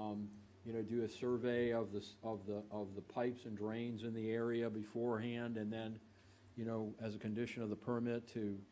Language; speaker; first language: English; native; English